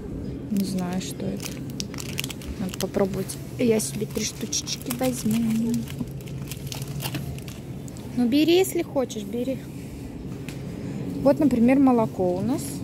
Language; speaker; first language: Russian; native; Russian